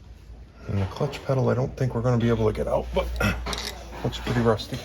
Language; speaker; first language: English; native; English